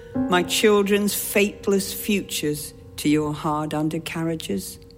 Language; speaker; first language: English; native; English